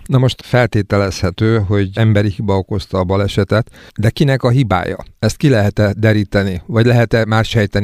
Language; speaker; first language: Hungarian; native; Hungarian